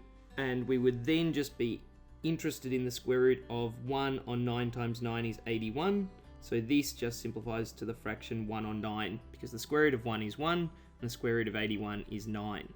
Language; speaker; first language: English; native; English